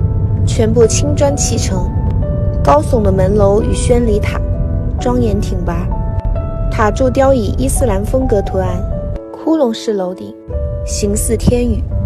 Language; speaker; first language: Chinese; native; Chinese